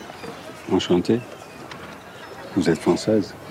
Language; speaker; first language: French; non-native, fluent; Danish